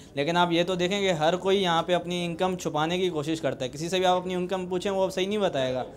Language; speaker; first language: Urdu; native; Urdu